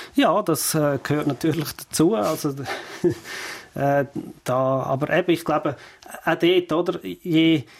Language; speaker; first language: German; native; German